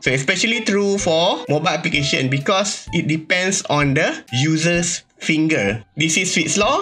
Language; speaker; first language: English; non-native, local second language; Malay